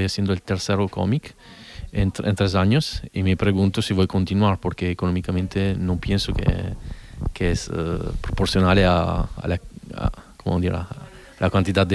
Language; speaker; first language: Spanish; non-native, learner; Italian